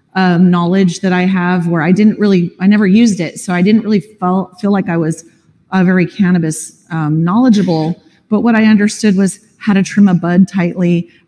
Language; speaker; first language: English; native; English